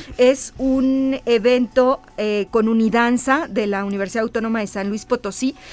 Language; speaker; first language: Spanish; native; Spanish